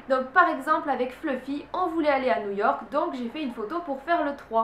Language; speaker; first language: French; native; French